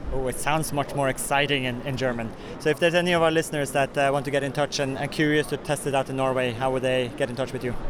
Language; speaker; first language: English; non-native, fluent; Norwegian